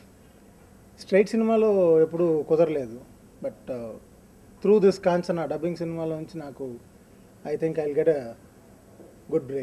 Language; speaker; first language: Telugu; native; Telugu